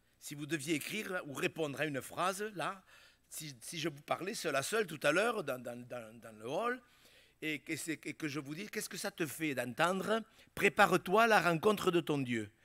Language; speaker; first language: French; native; French